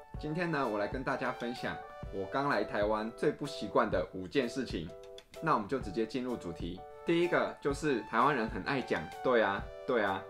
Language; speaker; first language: Chinese; non-native, fluent; Korean